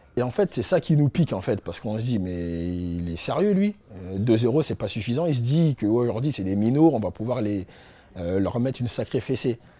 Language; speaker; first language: French; native; French